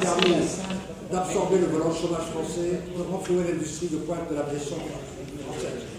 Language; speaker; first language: French; native; French